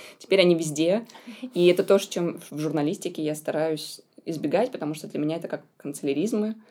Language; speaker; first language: Russian; native; Russian